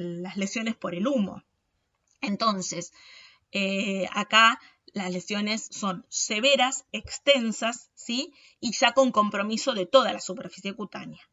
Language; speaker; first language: Spanish; native; Spanish